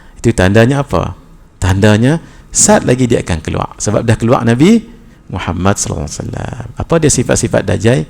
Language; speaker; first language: Malay; native; Malay